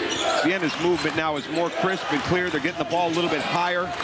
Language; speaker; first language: English; native; English